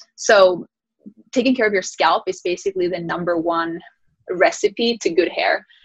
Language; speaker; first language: English; early bilingual, other home language; Spanish